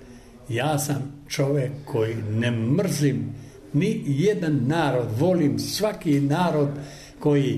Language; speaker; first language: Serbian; non-native, local second language; Albanian